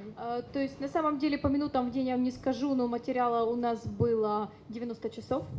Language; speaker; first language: Russian; native; Russian